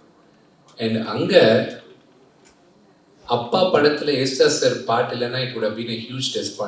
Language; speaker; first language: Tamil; non-native, fluent; Telugu